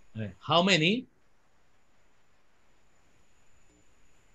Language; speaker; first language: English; non-native, fluent; Spanish